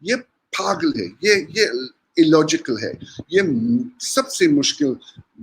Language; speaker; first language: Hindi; non-native, learner; English